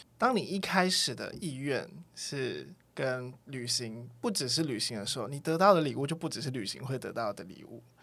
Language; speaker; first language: Chinese; native; Chinese